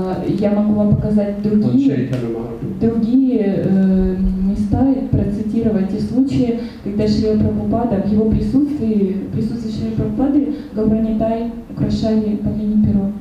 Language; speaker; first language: Russian; native; Russian